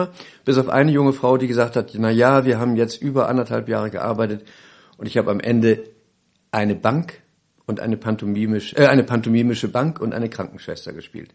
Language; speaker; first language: German; native; German